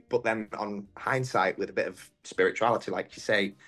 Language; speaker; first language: English; native; English